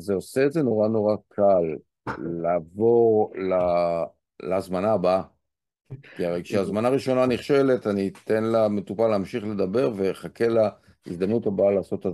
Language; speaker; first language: Hebrew; native; Hebrew